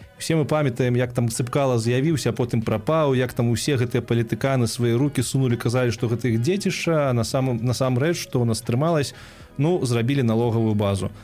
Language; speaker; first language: Belarusian; non-native, local second language; Russian